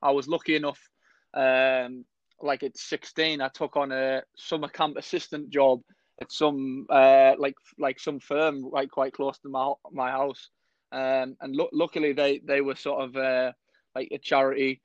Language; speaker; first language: English; native; English